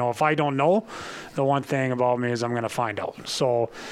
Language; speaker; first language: English; native; English